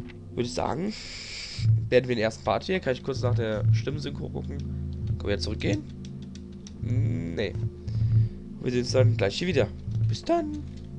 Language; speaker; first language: German; native; German